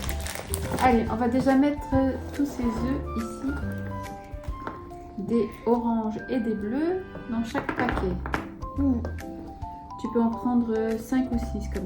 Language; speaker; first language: French; native; French